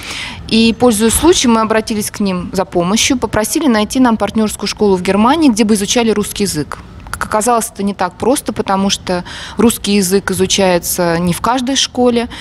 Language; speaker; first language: Russian; native; Russian